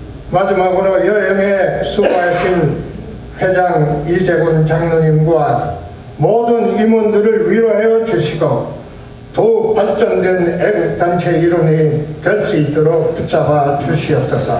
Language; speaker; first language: Korean; native; Korean